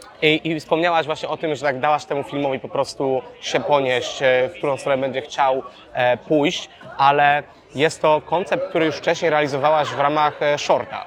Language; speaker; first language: Polish; native; Polish